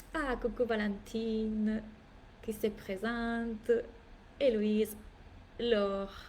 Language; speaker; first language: French; non-native, fluent; Italian